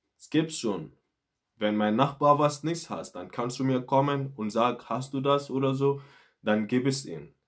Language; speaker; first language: German; non-native, learner; Mandingo